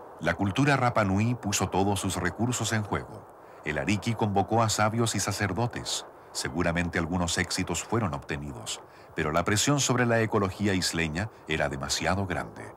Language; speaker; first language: Spanish; native; Spanish